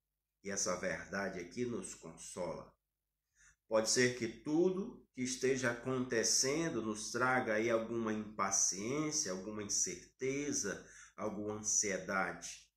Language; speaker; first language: Portuguese; native; Portuguese